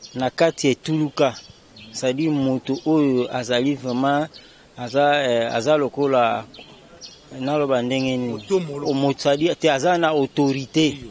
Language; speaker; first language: Lingala; non-native, local second language; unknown